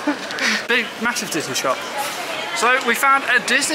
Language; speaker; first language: English; native; English